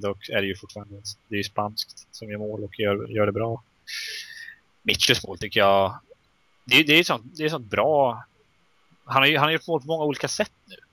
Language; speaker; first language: Swedish; native; Swedish